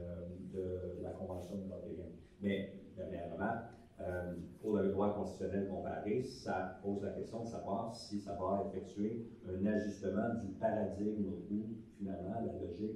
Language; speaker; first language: French; native; French